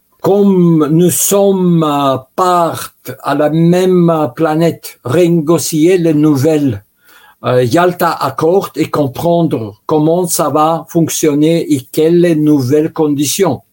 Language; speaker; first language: French; non-native, learner; Russian